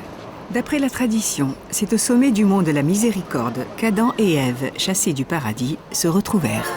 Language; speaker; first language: French; native; French